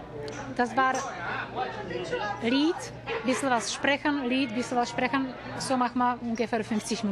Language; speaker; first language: German; non-native, learner; Czech